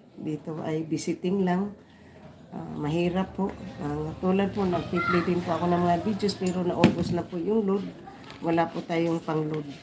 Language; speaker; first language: Filipino; non-native, local second language; Waray